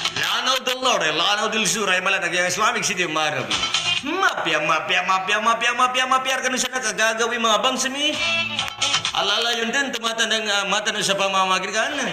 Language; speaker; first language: Filipino; non-native, local second language; Maranao